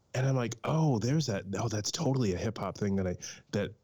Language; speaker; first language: English; native; English